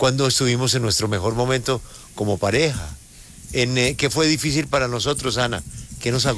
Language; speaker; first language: Spanish; native; Spanish